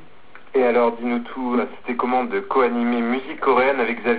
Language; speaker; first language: French; native; French